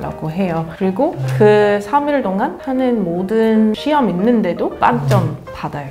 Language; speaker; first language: Korean; non-native, fluent; English